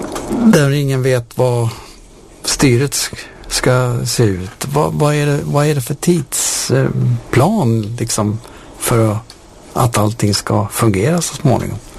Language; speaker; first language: Swedish; native; Swedish